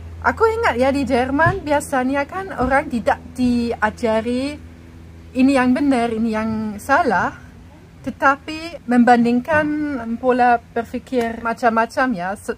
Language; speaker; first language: Indonesian; non-native, fluent; German